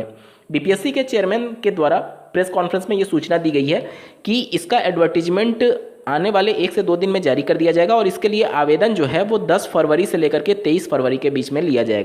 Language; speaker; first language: Hindi; native; Hindi